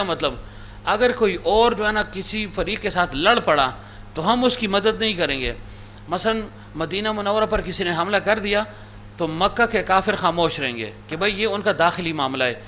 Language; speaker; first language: Urdu; non-native, local second language; Pashto